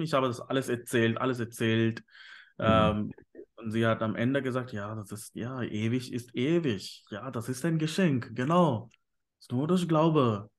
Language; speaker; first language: German; non-native, fluent; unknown